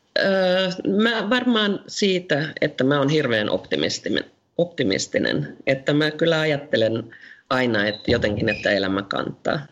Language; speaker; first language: Finnish; native; Finnish